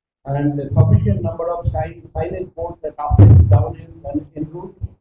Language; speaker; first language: English; non-native, local second language; Telugu